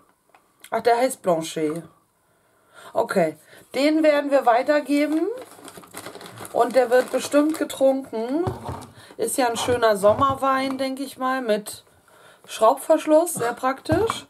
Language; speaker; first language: German; native; German